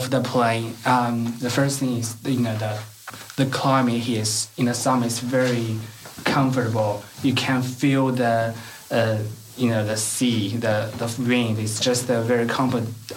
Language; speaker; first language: English; non-native, learner; Chinese